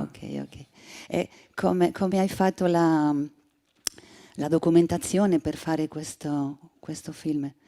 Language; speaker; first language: Italian; non-native, fluent; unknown